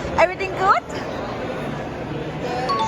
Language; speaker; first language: English; non-native, learner; Thai